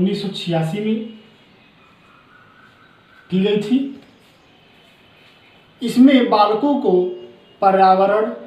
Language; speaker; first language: Hindi; native; Hindi